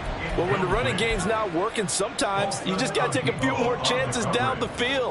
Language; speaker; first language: English; native; English